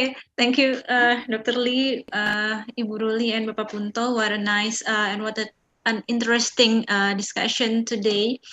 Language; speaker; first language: English; non-native, fluent; Indonesian